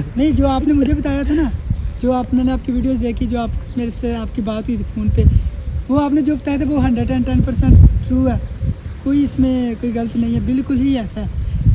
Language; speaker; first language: Hindi; non-native, local second language; Punjabi